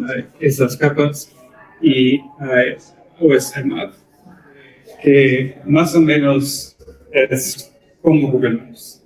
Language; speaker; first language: Spanish; non-native, learner; German